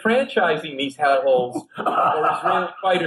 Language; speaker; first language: English; native; English